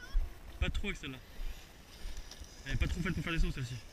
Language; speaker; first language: French; native; French